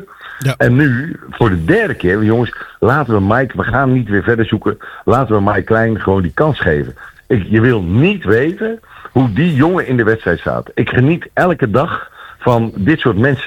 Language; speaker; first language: Dutch; native; Dutch